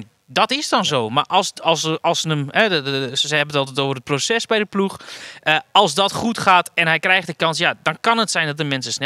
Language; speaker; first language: Dutch; native; Dutch